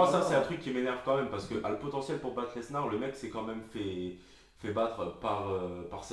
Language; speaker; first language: French; native; French